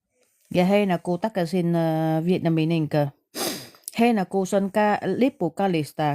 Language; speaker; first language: Finnish; non-native, learner; Vietnamese